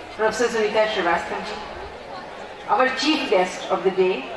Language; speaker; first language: English; non-native, local second language; Hindi